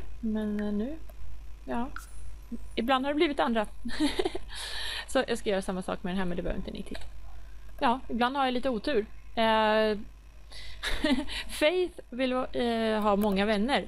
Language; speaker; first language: Swedish; native; Swedish